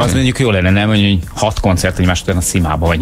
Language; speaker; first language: Hungarian; native; Hungarian